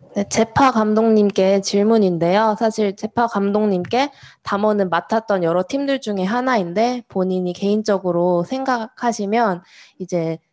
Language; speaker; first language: Korean; native; Korean